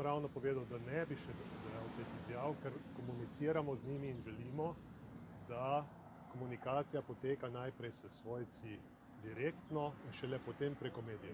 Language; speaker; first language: Slovenian; native; Slovenian